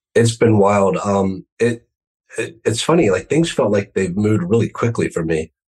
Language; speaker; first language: English; native; English